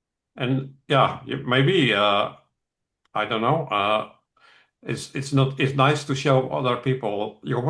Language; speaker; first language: English; non-native, fluent; Dutch